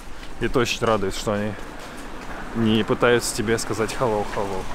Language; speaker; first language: Russian; native; Russian